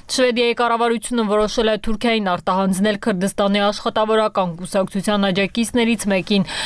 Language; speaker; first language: Armenian; native; Armenian